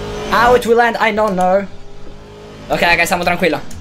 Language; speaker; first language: English; non-native, fluent; Italian